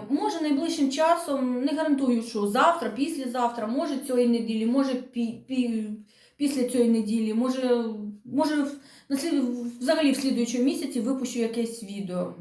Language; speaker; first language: Ukrainian; non-native, local second language; Russian